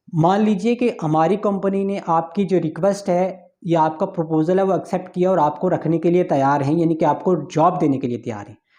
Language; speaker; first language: Urdu; non-native, local second language; Punjabi